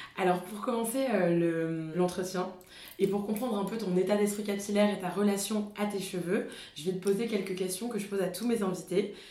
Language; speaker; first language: French; native; French